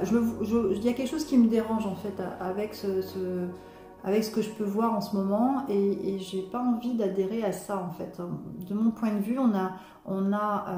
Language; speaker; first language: French; native; French